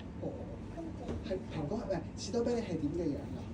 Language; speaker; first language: Cantonese; native; Cantonese